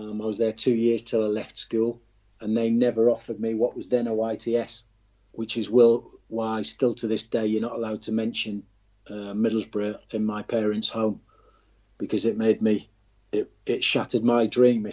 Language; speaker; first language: English; native; English